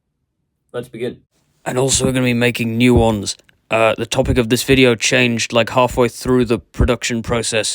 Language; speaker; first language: English; native; English